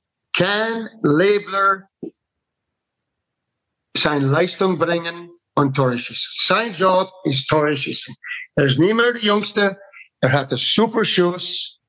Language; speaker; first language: German; non-native, fluent; English